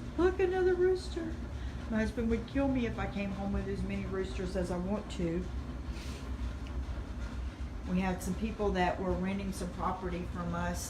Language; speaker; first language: English; native; English